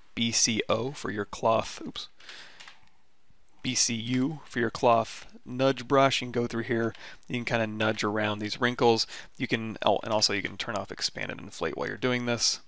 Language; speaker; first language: English; native; English